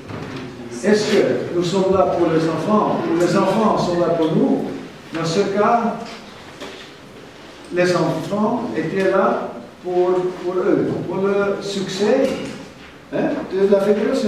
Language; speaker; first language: French; non-native, fluent; German